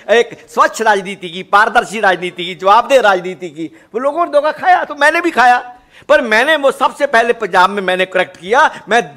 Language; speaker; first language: Hindi; non-native, local second language; Punjabi